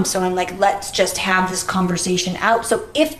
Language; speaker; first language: English; native; English